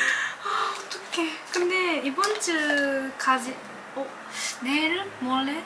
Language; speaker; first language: Korean; non-native, learner; Japanese